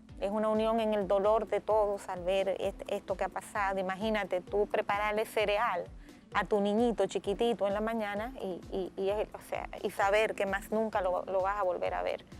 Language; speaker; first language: Spanish; native; Spanish